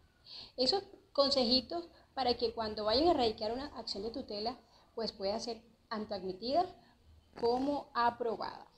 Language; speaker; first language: Spanish; native; Spanish